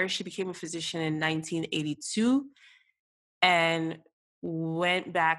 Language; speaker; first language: English; native; English